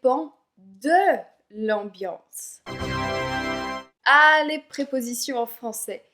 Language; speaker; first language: French; native; French